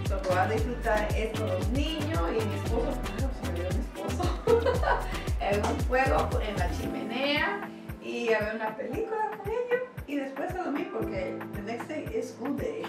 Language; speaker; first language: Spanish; early bilingual, heritage; Spanish